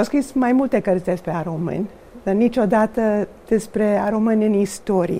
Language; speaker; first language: Romanian; non-native, fluent; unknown